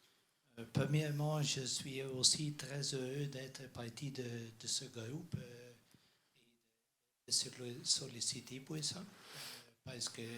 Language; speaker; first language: French; non-native, learner; Dutch